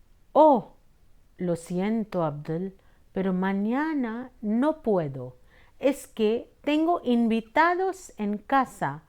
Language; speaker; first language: Spanish; non-native, fluent; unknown